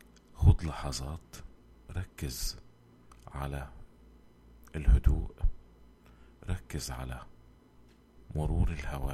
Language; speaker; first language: Arabic; native; Arabic